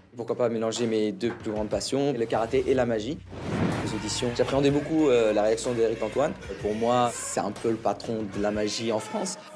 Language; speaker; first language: French; non-native, fluent; Arabic